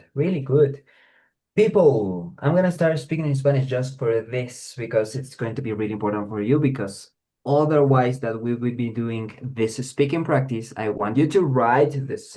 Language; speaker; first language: English; non-native, fluent; Spanish